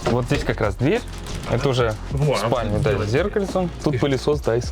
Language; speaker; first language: Russian; native; Russian